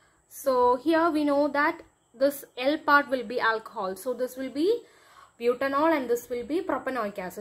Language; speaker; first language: English; non-native, local second language; Malayalam